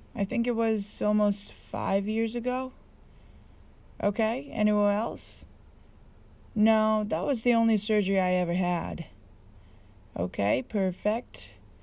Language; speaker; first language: English; non-native, fluent; Japanese